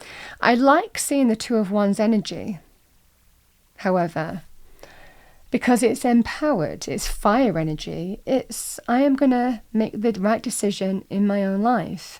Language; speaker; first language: English; native; English